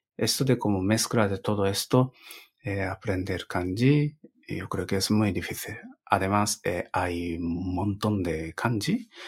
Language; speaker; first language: Spanish; non-native, fluent; Japanese